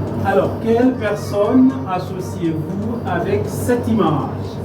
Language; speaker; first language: French; non-native, fluent; Tswana